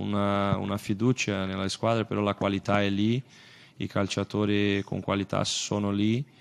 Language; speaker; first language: Italian; non-native, fluent; Portuguese